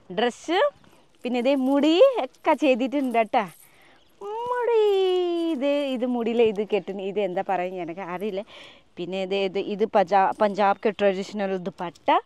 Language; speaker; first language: Malayalam; non-native, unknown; Nepali